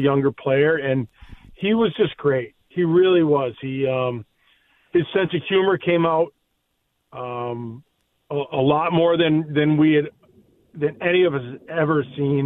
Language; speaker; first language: English; native; English